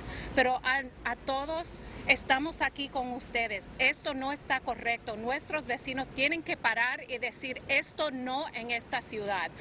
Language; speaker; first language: Spanish; early bilingual, heritage; Spanish